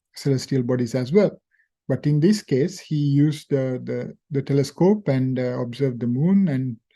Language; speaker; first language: English; non-native, local second language; Sinhala